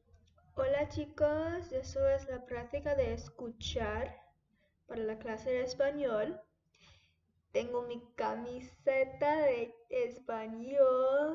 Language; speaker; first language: Spanish; non-native, fluent; English